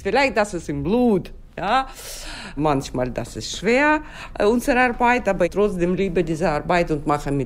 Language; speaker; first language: German; non-native, learner; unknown